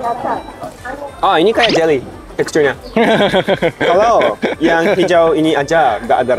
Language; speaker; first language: Indonesian; non-native, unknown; Japanese